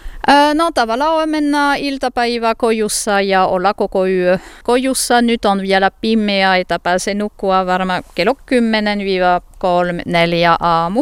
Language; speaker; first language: Finnish; non-native, fluent; French